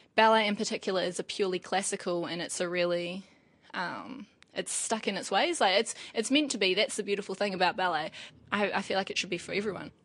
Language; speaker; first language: English; native; English